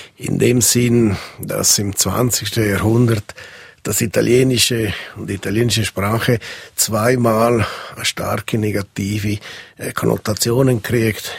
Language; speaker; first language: German; non-native, local second language; Italian